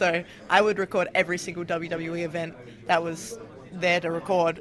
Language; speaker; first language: English; native; English